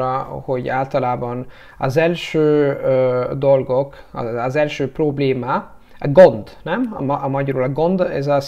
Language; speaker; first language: Hungarian; non-native, learner; Italian